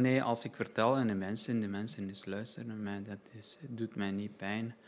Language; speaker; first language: Dutch; non-native, learner; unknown